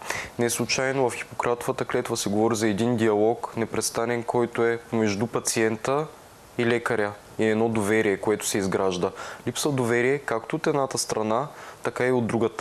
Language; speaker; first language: Bulgarian; native; Bulgarian